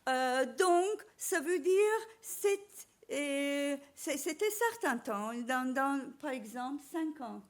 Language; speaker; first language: French; non-native, learner; Turkish